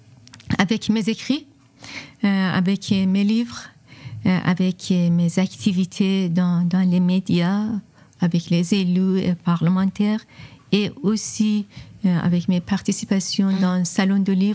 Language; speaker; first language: French; non-native, fluent; Persian